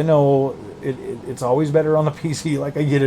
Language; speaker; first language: English; native; English